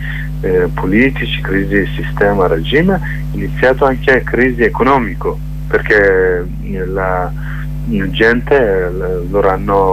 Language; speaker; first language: Italian; non-native, learner; Kurdish